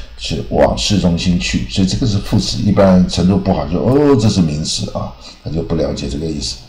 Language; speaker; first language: Chinese; native; Chinese